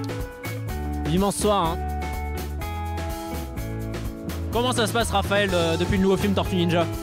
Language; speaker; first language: French; native; French